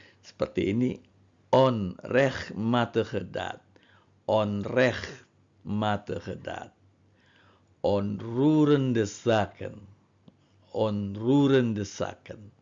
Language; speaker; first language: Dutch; non-native, fluent; Indonesian